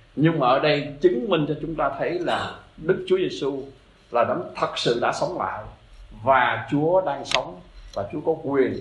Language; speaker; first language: Vietnamese; native; Vietnamese